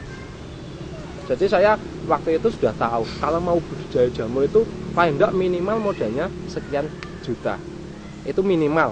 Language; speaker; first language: Indonesian; non-native, local second language; Javanese